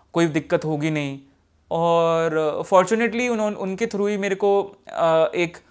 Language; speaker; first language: Hindi; native; Hindi